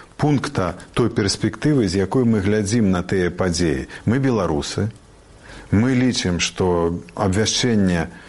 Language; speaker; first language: Belarusian; native; Belarusian